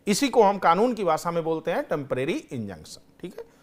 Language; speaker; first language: Hindi; native; Hindi